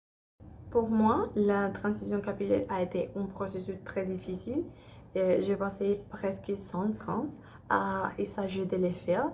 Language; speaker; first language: French; non-native, learner; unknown